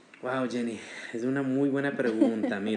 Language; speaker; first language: Spanish; early bilingual, heritage; Spanish